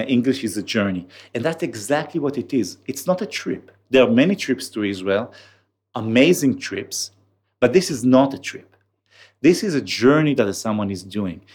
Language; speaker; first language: English; non-native, fluent; Hebrew